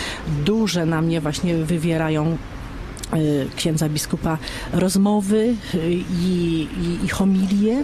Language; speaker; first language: Polish; native; Polish